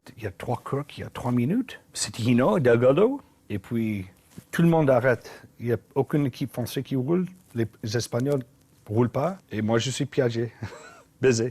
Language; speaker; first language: French; non-native, learner; English